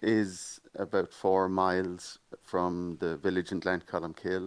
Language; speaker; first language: English; native; English